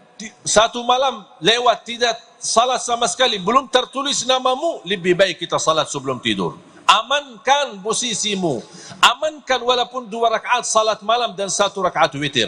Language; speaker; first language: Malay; non-native, fluent; Arabic